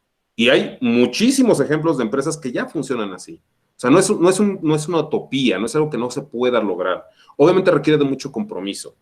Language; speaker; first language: Spanish; native; Spanish